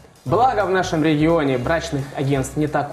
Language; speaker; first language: Russian; native; Russian